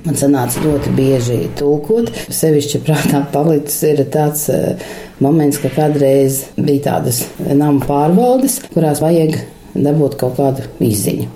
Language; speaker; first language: Latvian; non-native, local second language; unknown